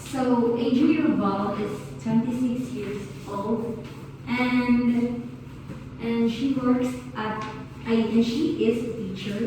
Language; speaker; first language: English; non-native, learner; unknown